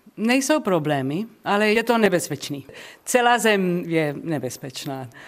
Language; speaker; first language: Czech; early bilingual, heritage; Czech